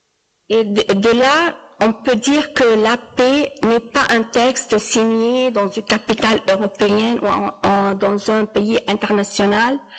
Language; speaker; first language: French; non-native, local second language; Arabic